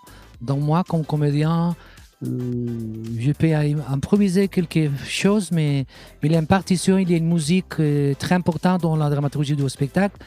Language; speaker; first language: French; non-native, fluent; Catalan